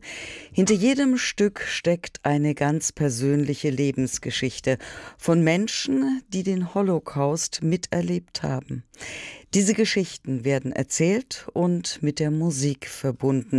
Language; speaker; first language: German; native; German